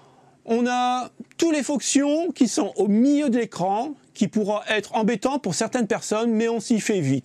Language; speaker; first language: French; native; French